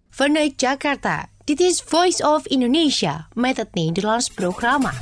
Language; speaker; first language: Dutch; non-native, fluent; Indonesian